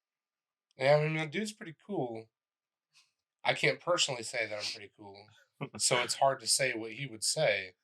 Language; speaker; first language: English; native; English